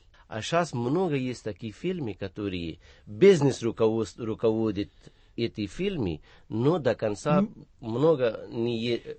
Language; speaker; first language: Russian; non-native, learner; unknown